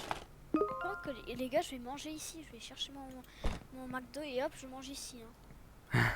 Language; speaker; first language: French; native; French